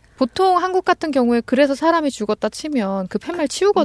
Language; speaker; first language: Korean; native; Korean